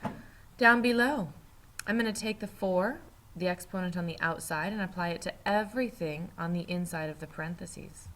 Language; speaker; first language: English; native; English